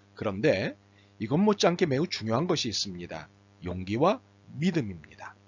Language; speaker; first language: Korean; native; Korean